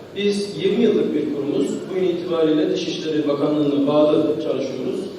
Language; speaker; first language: Turkish; early bilingual, heritage; Turkish